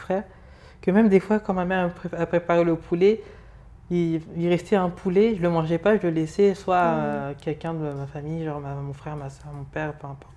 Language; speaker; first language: French; early bilingual, other home language; Lingala